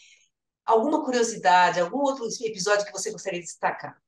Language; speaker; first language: Portuguese; native; Portuguese